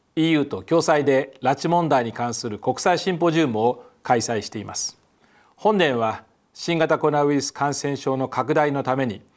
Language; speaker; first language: Japanese; native; Japanese